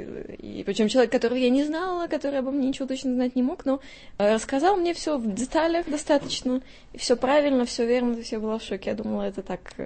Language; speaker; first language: Russian; native; Russian